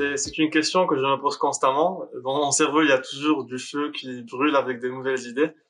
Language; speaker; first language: French; non-native, local second language; Arabic